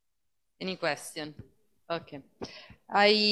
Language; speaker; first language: English; non-native, fluent; Italian